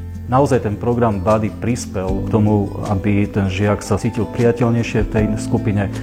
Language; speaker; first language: Slovak; native; Slovak